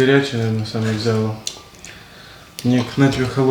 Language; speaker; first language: Russian; native; Russian